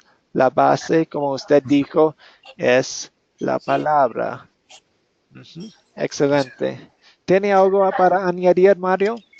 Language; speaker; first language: Spanish; non-native, fluent; English